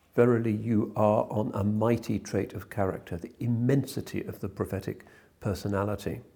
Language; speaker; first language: English; native; English